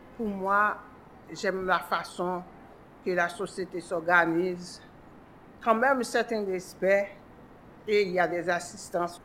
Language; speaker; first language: French; non-native, local second language; Haitian Creole